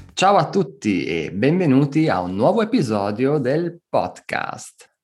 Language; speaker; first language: Italian; native; Italian